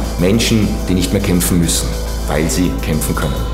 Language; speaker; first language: German; native; German